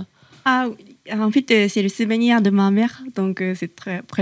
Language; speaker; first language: French; non-native, learner; Japanese